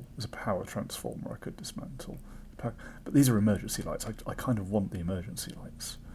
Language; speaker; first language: English; native; English